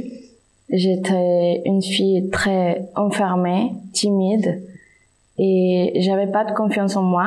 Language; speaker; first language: French; non-native, fluent; Spanish